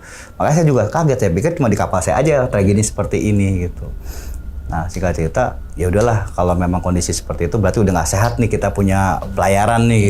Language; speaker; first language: Indonesian; native; Indonesian